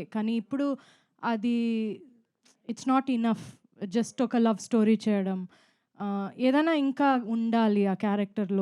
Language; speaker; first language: Telugu; non-native, fluent; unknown